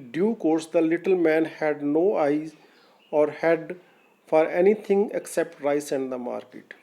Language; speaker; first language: English; non-native, local second language; Punjabi